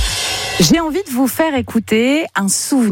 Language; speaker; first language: French; native; French